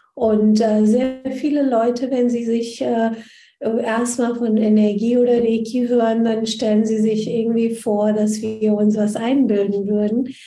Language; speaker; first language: German; non-native, fluent; Hindi